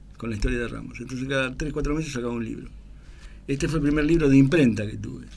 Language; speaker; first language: Spanish; native; Spanish